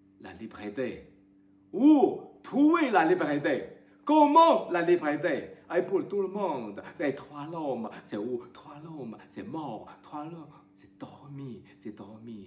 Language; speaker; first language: French; non-native, learner; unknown